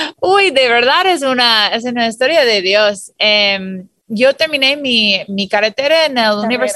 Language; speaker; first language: Spanish; non-native, fluent; English